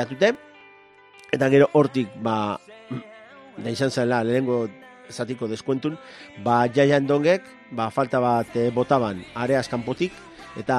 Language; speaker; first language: Basque; native; Basque